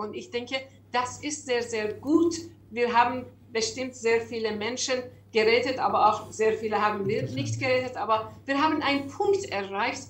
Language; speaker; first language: German; non-native, learner; Persian